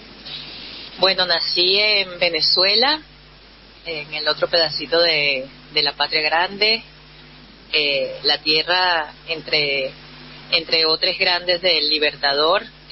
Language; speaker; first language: Spanish; native; Spanish